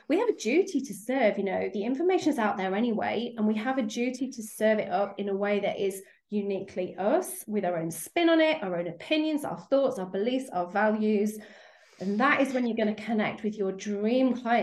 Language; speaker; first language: English; native; English